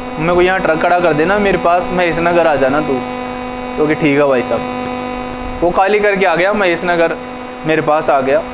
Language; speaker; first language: Hindi; native; Hindi